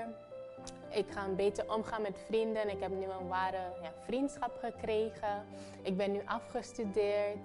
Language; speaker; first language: Dutch; early bilingual, other home language; Papiamento